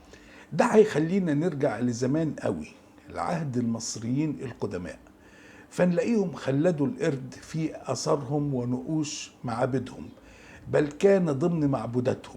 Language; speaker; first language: Arabic; native; Arabic